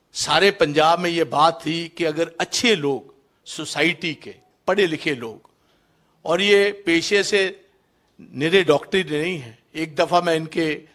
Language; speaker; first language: Hindi; non-native, local second language; Punjabi